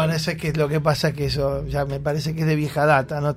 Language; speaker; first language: Spanish; native; Spanish